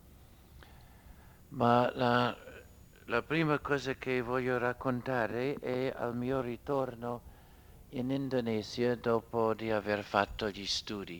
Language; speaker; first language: Italian; non-native, fluent; English